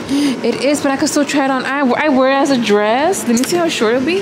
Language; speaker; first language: English; early bilingual, other home language; Spanish